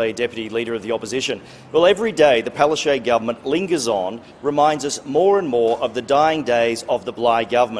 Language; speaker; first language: English; native; English